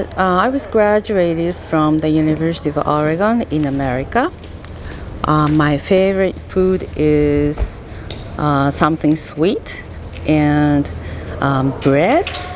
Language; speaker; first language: English; non-native, fluent; Japanese